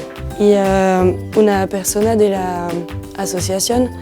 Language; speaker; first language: Spanish; non-native, learner; French